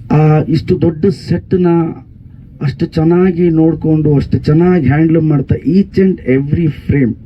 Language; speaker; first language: Kannada; native; Kannada